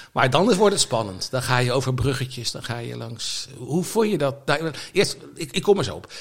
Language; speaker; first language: Dutch; native; Dutch